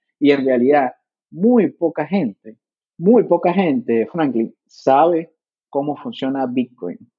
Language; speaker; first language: Spanish; native; Spanish